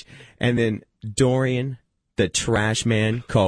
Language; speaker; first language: English; native; English